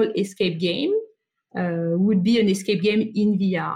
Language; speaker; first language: English; non-native, fluent; French